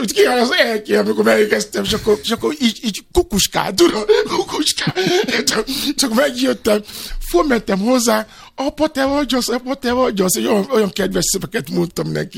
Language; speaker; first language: Hungarian; non-native, fluent; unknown